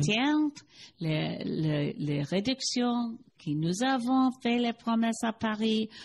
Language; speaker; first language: French; non-native, learner; English